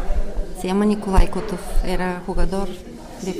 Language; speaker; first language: Spanish; non-native, learner; Bulgarian